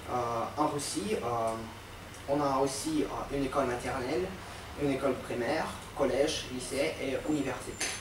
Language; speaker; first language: French; non-native, learner; Russian